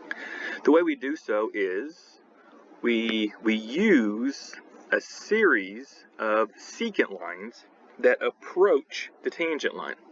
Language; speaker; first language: English; native; English